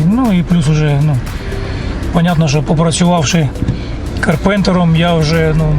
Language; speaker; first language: Ukrainian; non-native, local second language; Russian